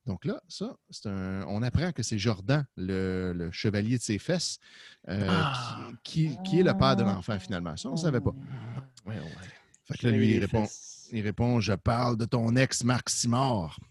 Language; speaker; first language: French; native; French